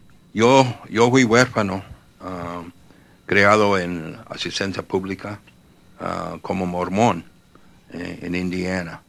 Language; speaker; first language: Spanish; early bilingual, heritage; Spanish